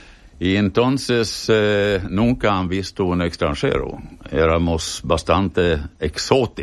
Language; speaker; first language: Spanish; non-native, fluent; Swedish